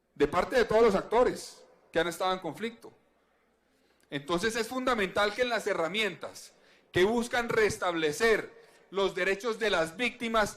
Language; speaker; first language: Spanish; native; Spanish